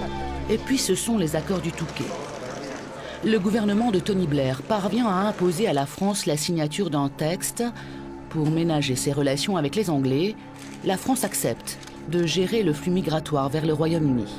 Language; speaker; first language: French; native; French